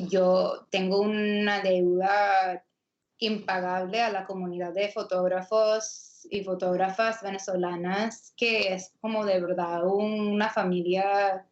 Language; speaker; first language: Spanish; non-native, fluent; English